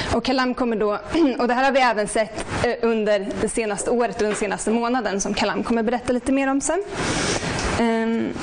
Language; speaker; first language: Swedish; native; Swedish